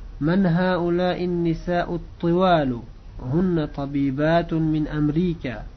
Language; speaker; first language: Arabic; non-native, fluent; Uzbek